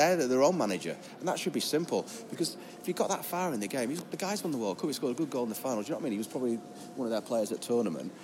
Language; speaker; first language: English; native; English